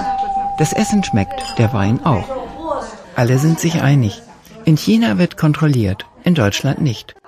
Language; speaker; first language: German; native; German